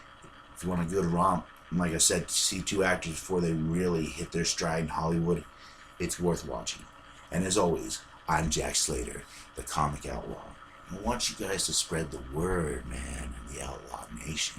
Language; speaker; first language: English; native; English